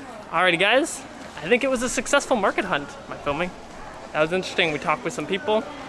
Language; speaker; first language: English; native; English